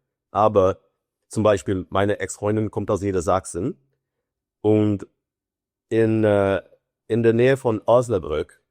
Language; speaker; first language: German; non-native, fluent; Portuguese